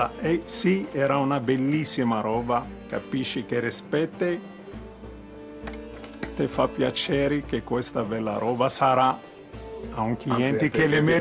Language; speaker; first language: Italian; non-native, fluent; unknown